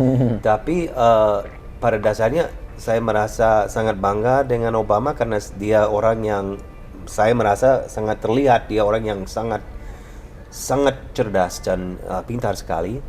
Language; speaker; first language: Indonesian; non-native, fluent; English